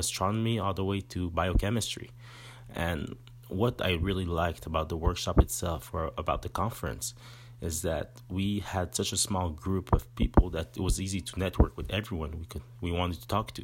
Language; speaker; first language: English; non-native, fluent; French